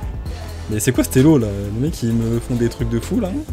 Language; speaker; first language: French; native; French